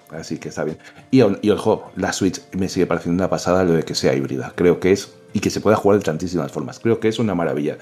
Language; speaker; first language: Spanish; native; Spanish